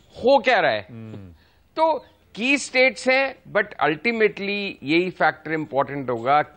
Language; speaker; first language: Hindi; native; Hindi